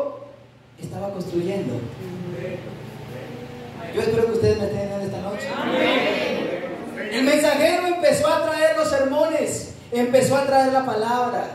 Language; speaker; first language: Spanish; native; Spanish